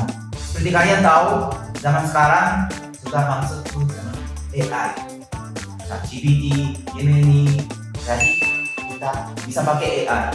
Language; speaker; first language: Indonesian; non-native, fluent; Japanese